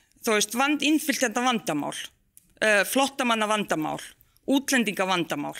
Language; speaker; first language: Icelandic; non-native, fluent; Bosnian